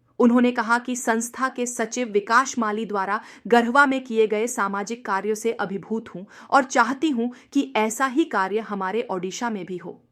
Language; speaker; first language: Hindi; native; Hindi